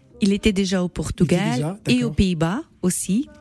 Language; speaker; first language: French; non-native, learner; Portuguese